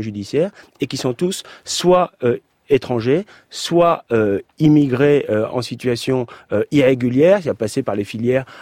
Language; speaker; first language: French; native; French